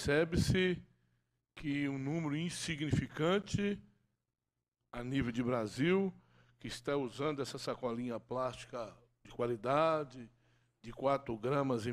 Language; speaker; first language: Portuguese; native; Portuguese